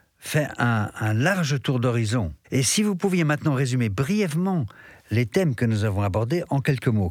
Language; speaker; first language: French; native; French